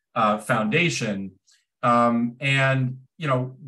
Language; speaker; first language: English; native; English